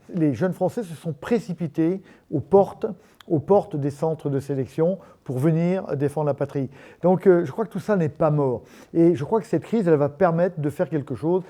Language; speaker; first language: French; native; French